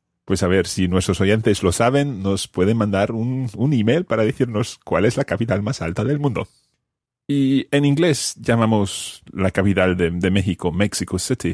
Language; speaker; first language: Spanish; non-native, fluent; English